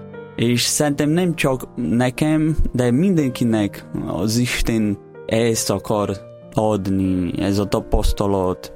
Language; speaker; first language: Hungarian; non-native, learner; Portuguese